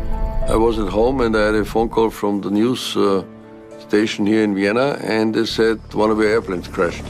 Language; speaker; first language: English; non-native, fluent; German